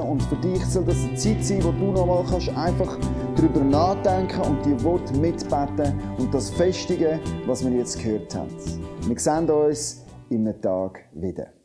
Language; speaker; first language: German; native; German